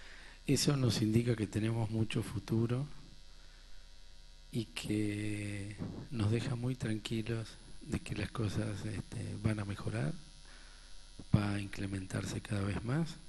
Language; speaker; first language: Spanish; native; Spanish